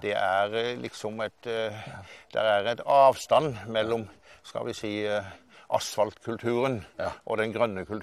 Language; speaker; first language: Norwegian; native; Norwegian